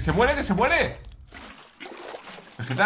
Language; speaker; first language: Spanish; native; Spanish